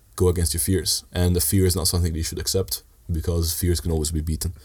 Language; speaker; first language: English; early bilingual, heritage; Dutch